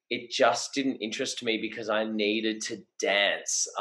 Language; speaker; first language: English; native; English